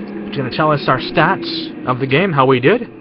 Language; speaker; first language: English; native; English